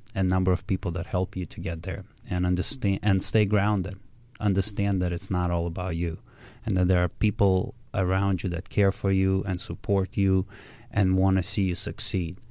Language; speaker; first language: English; early bilingual, other home language; Russian